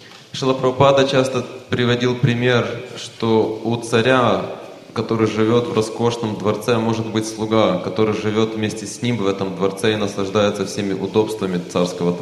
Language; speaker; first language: Russian; native; Russian